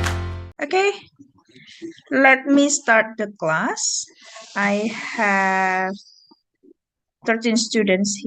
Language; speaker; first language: English; non-native, fluent; Indonesian